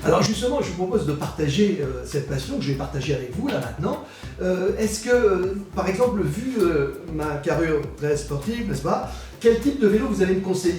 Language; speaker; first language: French; native; French